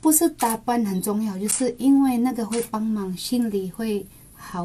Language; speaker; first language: Chinese; non-native, local second language; Cebuano